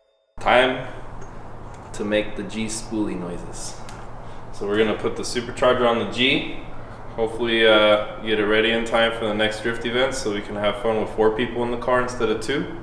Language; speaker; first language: English; native; English